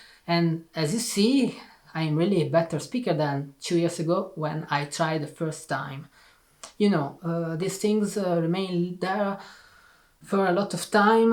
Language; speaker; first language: English; non-native, learner; Italian